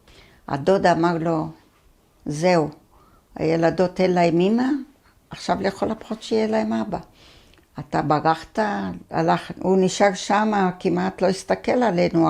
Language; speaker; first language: Hebrew; early bilingual, other home language; Arabic